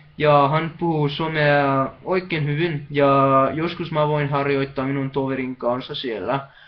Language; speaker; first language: Finnish; non-native, learner; Spanish